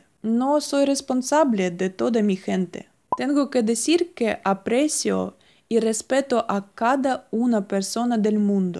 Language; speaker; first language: Spanish; non-native, fluent; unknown